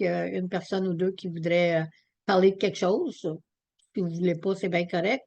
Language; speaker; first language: French; native; French